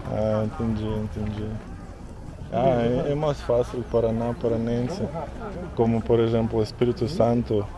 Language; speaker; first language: Portuguese; non-native, learner; Russian